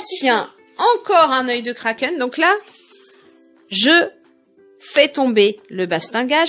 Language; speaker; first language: French; native; French